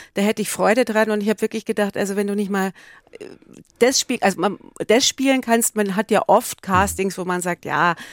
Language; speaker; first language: German; native; German